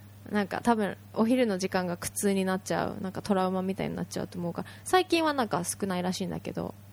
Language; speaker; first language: Japanese; early bilingual, heritage; Japanese